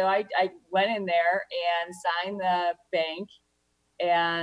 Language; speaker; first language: English; native; English